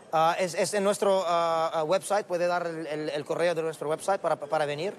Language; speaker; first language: Spanish; non-native, learner; Arabic